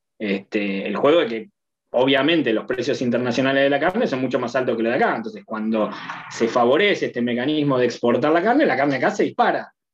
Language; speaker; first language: Spanish; native; Spanish